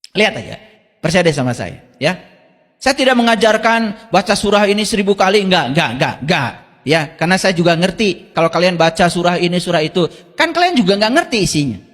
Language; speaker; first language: Indonesian; non-native, local second language; Sundanese